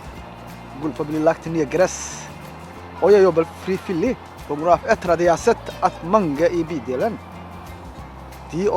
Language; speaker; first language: Norwegian; non-native, learner; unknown